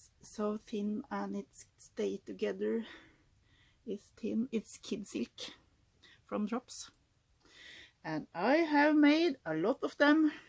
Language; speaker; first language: English; non-native, learner; Norwegian